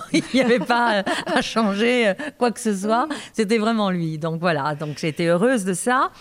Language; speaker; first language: French; native; French